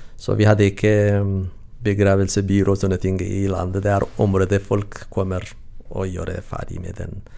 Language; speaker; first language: Norwegian; non-native, learner; Tigrinya